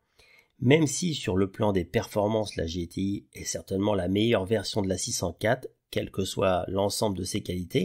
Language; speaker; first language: French; native; French